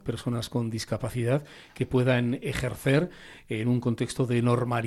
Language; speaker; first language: Spanish; native; Spanish